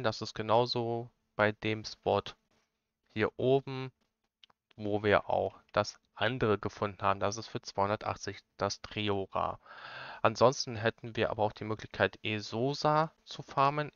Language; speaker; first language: German; native; German